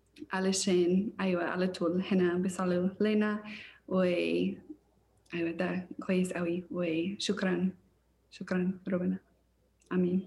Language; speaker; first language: Arabic; non-native, learner; English